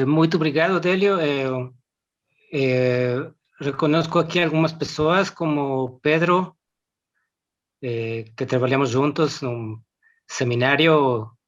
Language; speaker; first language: Portuguese; non-native, learner; Spanish